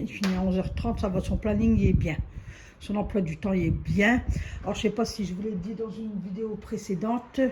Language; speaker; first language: French; native; French